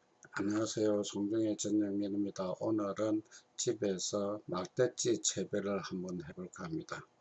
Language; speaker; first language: Korean; native; Korean